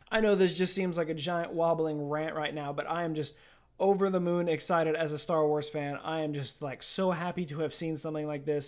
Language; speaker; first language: English; native; English